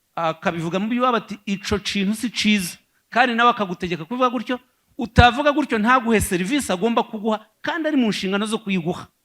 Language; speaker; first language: Kinyarwanda; native; Kinyarwanda